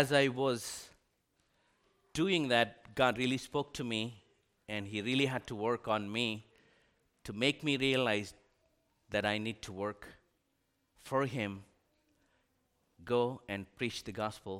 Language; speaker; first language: English; non-native, local second language; Telugu